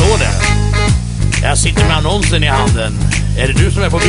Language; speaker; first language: Swedish; native; Swedish